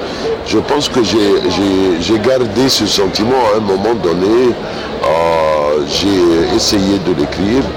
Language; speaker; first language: French; non-native, fluent; Arabic